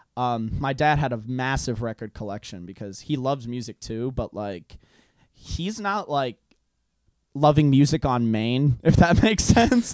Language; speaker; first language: English; non-native, fluent; Hungarian